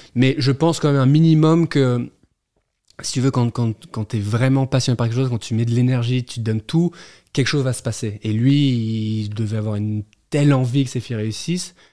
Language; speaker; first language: French; native; French